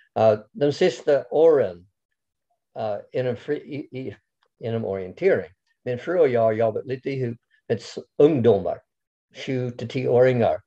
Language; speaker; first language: Swedish; non-native, fluent; English